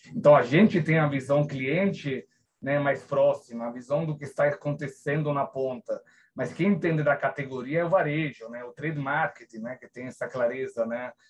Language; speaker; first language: Portuguese; non-native, fluent; Italian